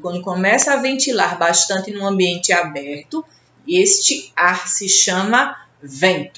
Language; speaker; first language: Portuguese; native; Portuguese